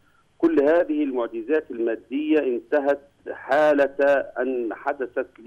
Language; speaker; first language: Arabic; native; Arabic